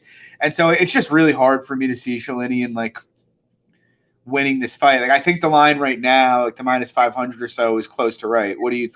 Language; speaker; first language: English; native; English